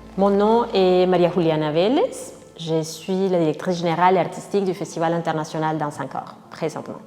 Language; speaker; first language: French; non-native, fluent; Spanish